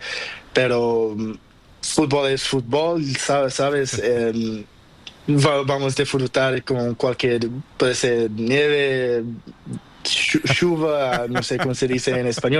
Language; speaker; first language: Spanish; non-native, learner; Portuguese